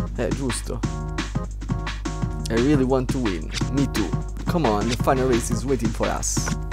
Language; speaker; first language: English; non-native, learner; Italian